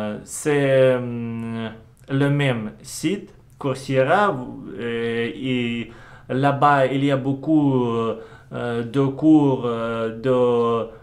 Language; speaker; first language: French; non-native, learner; Russian